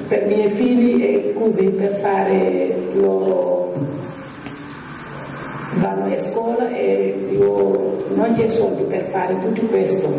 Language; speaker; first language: Italian; non-native, learner; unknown